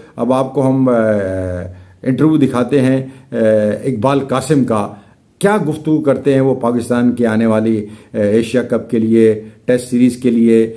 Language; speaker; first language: Urdu; native; Urdu